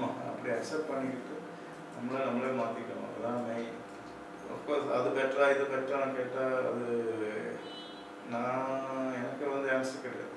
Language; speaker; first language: Tamil; non-native, local second language; Malayalam